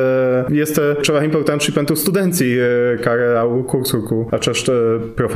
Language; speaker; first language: Romanian; non-native, fluent; Polish